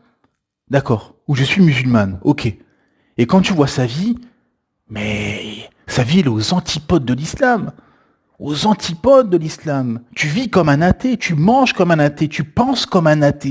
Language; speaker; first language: French; native; French